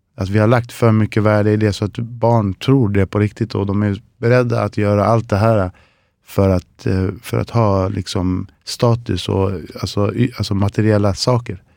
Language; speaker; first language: Swedish; early bilingual, other home language; Spanish